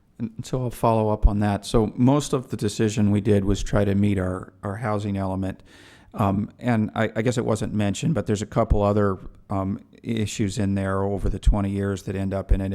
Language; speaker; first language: English; native; English